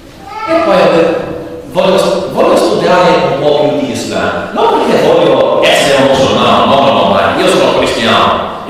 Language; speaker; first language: Italian; non-native, learner; English